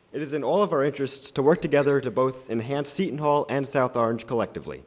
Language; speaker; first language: English; native; English